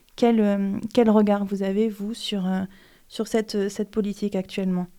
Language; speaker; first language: French; native; French